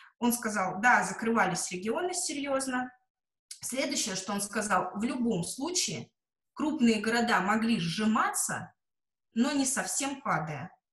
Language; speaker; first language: Russian; native; Russian